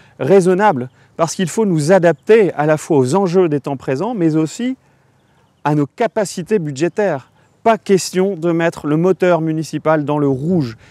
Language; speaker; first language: French; native; French